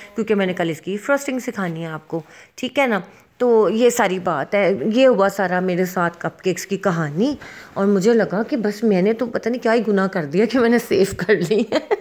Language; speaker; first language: Urdu; native; Urdu